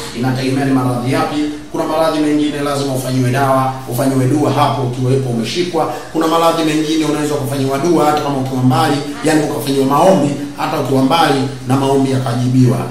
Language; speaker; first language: Swahili; native; Swahili